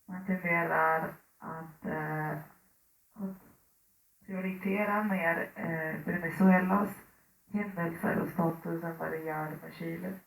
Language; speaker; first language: Swedish; early bilingual, other home language; Spanish